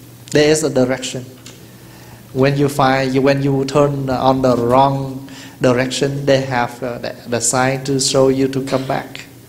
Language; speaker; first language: English; early bilingual, other home language; Vietnamese